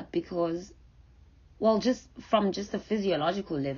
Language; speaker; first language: English; non-native, local second language; Zulu